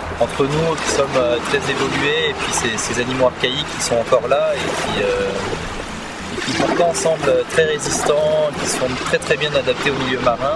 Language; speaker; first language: French; native; French